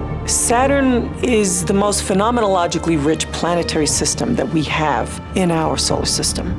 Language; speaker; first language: English; native; English